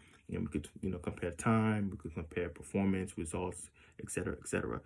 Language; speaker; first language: English; native; English